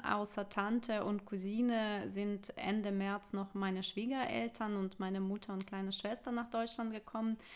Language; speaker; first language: German; non-native, fluent; Russian